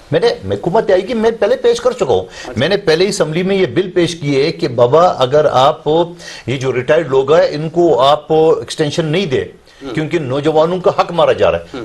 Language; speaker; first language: Urdu; non-native, local second language; Pashto